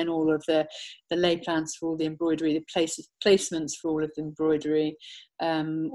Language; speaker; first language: English; native; English